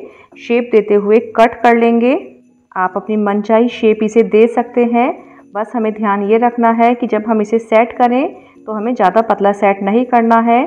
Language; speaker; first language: Hindi; native; Hindi